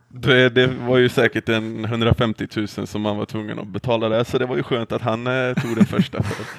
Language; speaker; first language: Swedish; native; Swedish